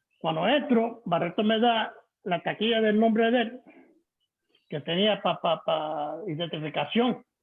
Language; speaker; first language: Spanish; early bilingual, heritage; Spanish